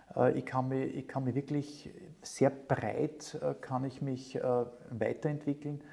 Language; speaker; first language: German; native; German